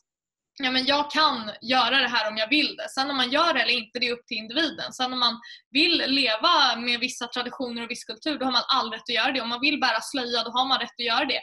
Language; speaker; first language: Swedish; native; Swedish